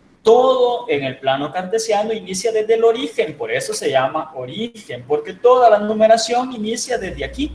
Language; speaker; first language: Spanish; native; Spanish